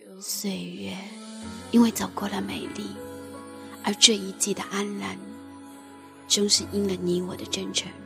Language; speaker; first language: Chinese; native; Chinese